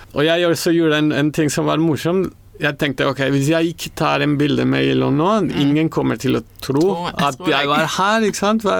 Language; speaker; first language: Norwegian; non-native, fluent; Spanish